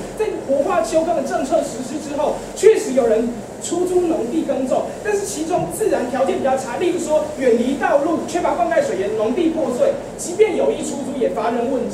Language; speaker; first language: Chinese; native; Chinese